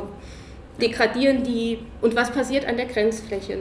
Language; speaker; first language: German; native; German